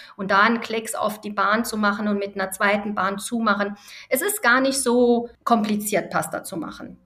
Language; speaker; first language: German; early bilingual, other home language; Italian